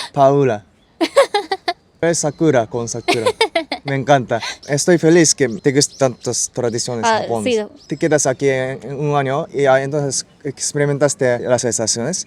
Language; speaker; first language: Spanish; non-native, learner; Japanese